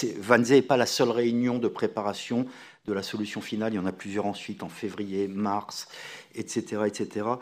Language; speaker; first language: French; native; French